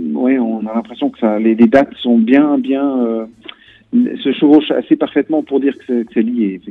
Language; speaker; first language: French; native; French